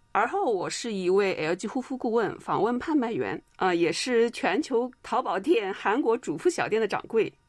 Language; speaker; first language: Chinese; native; Chinese